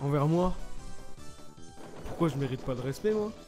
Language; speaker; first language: French; native; French